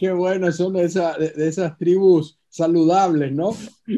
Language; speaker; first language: Spanish; native; Spanish